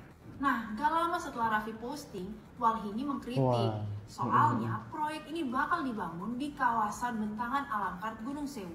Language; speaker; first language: Indonesian; native; Indonesian